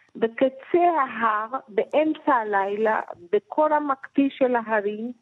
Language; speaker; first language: Hebrew; early bilingual, other home language; Persian